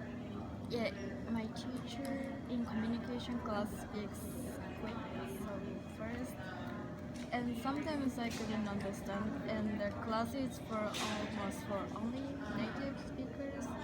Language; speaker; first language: English; non-native, learner; Japanese